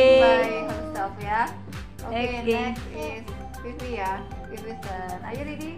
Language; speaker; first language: English; non-native, fluent; Indonesian